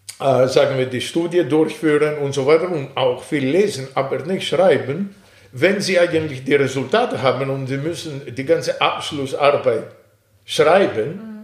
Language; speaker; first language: German; non-native, fluent; Greek